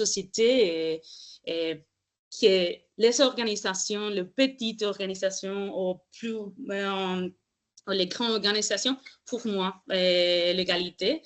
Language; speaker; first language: French; non-native, fluent; Spanish